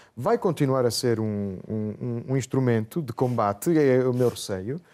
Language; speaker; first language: Portuguese; non-native, fluent; Italian